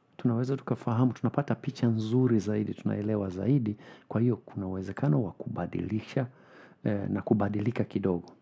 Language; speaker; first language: Swahili; non-native, fluent; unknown